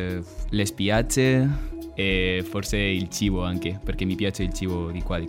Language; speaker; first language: Italian; non-native, fluent; Spanish